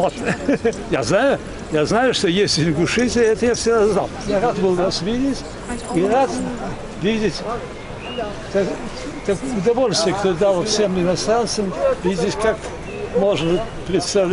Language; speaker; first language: Russian; early bilingual, heritage; Russian